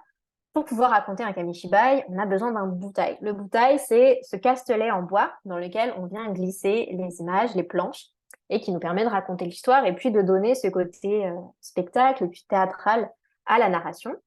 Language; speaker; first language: French; native; French